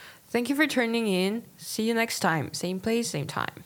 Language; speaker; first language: English; non-native, fluent; Korean